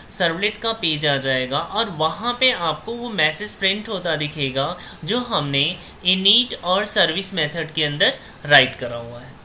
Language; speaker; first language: Hindi; native; Hindi